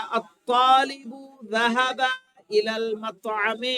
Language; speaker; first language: Arabic; non-native, fluent; Urdu